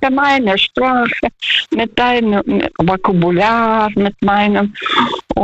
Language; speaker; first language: German; non-native, fluent; Russian